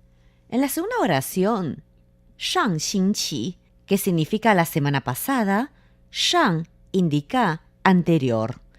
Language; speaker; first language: Spanish; non-native, fluent; Chinese